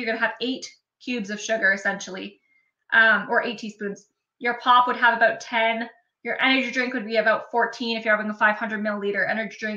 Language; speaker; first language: English; native; English